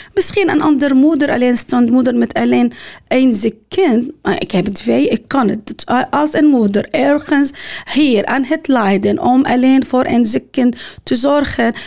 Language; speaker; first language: Dutch; non-native, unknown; Arabic